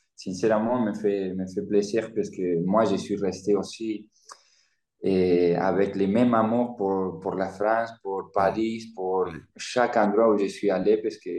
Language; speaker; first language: French; non-native, learner; Spanish